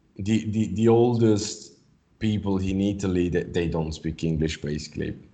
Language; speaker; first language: English; non-native, fluent; Italian